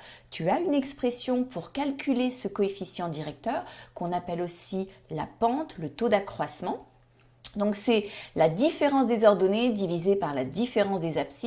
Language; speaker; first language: French; native; French